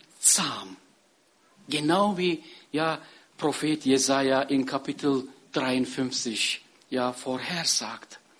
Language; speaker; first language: German; non-native, fluent; Turkish